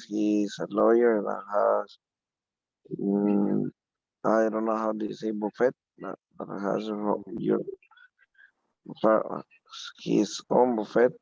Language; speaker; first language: English; non-native, learner; Spanish